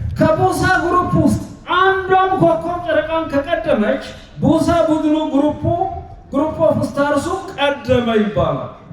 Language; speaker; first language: Amharic; non-native, local second language; Sidamo